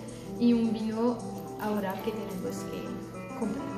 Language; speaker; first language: Spanish; non-native, fluent; French